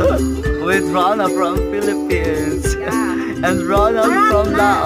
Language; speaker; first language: English; non-native, learner; Filipino